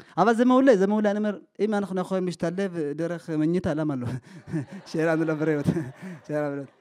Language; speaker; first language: Hebrew; early bilingual, other home language; Amharic